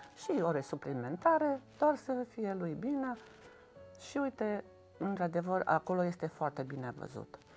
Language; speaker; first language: Romanian; non-native, local second language; Hungarian